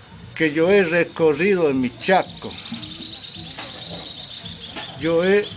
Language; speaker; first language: Spanish; non-native, local second language; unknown